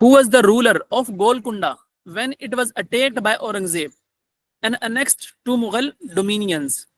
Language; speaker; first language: English; non-native, local second language; Urdu